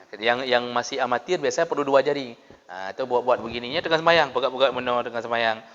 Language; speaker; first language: Malay; non-native, local second language; Achinese